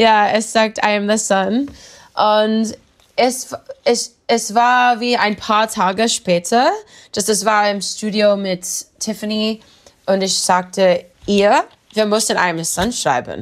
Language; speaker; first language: German; non-native, learner; English